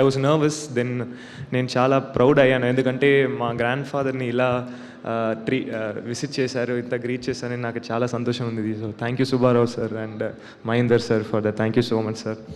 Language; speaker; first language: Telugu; non-native, learner; Tamil